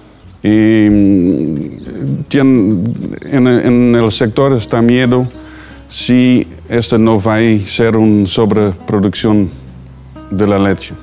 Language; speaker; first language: Spanish; non-native, learner; Dutch